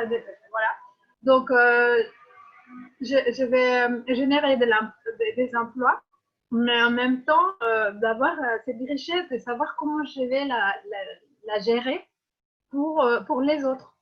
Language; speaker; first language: French; non-native, fluent; Spanish